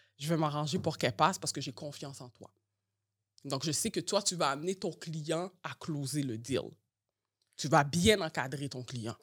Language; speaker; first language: French; early bilingual, other home language; Haitian Creole